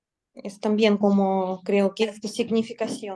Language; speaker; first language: Spanish; non-native, learner; Russian